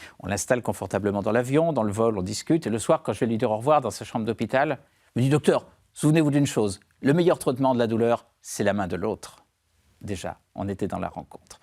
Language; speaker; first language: French; native; French